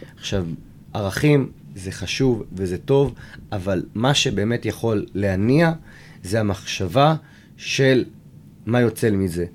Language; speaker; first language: Hebrew; native; Hebrew